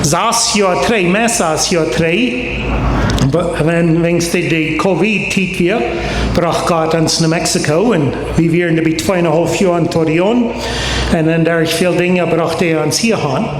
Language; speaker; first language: German; non-native, learner; Plautdietsch